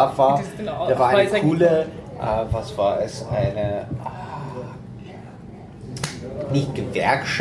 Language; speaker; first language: German; non-native, fluent; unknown